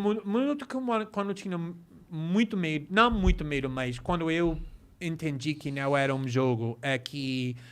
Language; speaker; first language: Portuguese; non-native, fluent; English